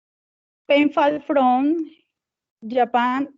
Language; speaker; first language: English; non-native, learner; Spanish